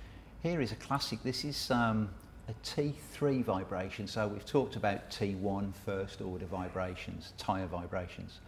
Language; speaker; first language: English; native; English